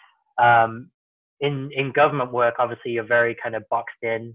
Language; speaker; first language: English; native; English